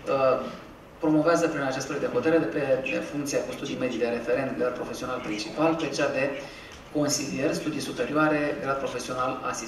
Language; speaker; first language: Romanian; native; Romanian